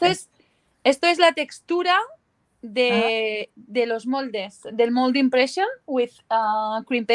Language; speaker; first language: Spanish; native; Spanish